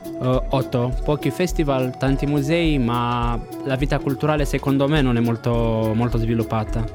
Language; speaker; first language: Italian; non-native, fluent; Romanian